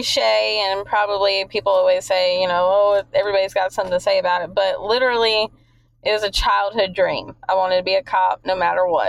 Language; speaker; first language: English; native; English